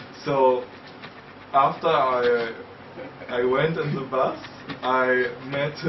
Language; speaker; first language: English; non-native, fluent; German